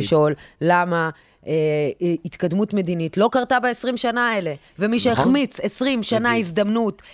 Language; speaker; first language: Hebrew; native; Hebrew